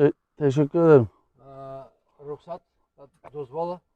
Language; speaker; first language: Turkish; non-native, learner; Bulgarian